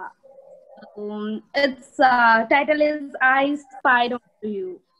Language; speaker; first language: English; non-native, local second language; Hindi